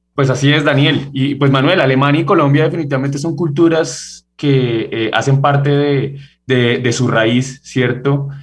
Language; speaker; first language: Spanish; native; Spanish